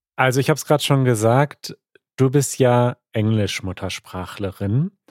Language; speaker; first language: German; native; German